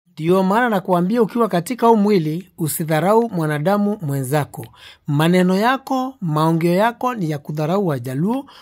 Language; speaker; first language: Swahili; non-native, local second language; Luo (Kenya and Tanzania)